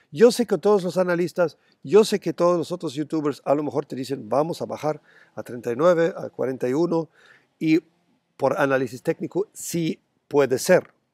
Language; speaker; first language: Spanish; non-native, fluent; German